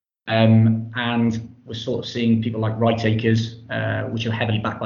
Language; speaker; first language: English; native; English